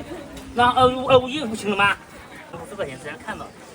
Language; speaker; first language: Chinese; native; Chinese